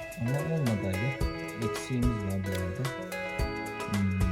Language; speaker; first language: Turkish; native; Turkish